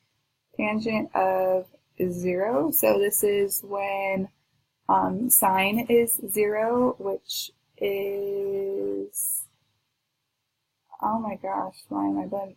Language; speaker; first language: English; native; English